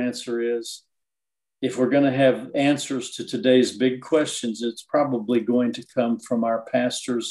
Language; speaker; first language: English; native; English